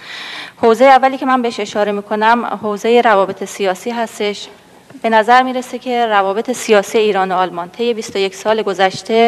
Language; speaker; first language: Persian; native; Persian